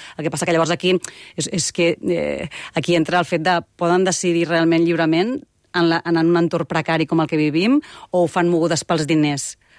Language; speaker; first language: Catalan; native; Catalan